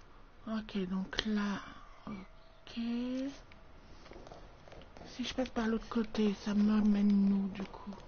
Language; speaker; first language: French; native; French